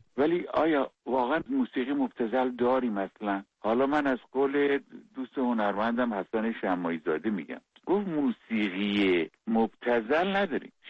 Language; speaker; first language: Persian; native; Persian